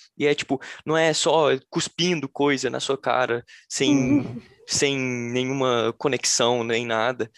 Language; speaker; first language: Portuguese; native; Portuguese